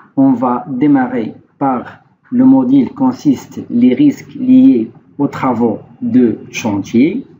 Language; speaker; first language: French; non-native, local second language; Arabic